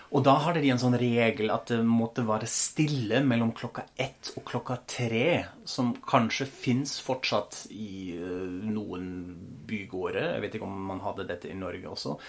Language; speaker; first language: Norwegian; non-native, fluent; German